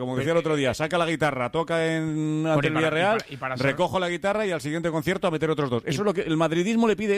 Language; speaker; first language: Spanish; native; Spanish